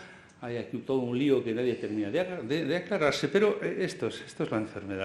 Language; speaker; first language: Spanish; native; Spanish